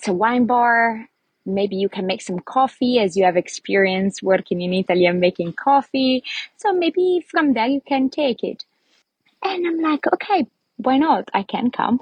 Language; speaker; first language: English; non-native, fluent; Italian